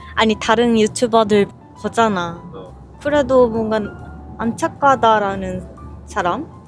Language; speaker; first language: Korean; non-native, fluent; Japanese